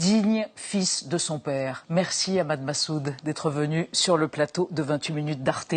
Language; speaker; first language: French; native; French